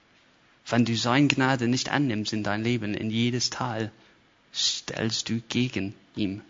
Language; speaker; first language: German; non-native, fluent; English